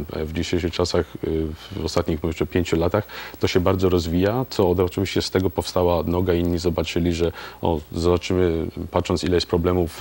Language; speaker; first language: Polish; native; Polish